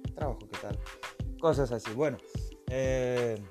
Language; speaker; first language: Spanish; non-native, fluent; Lithuanian